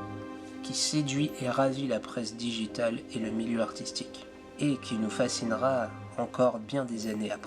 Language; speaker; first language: French; native; French